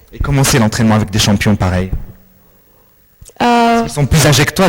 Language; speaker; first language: French; native; French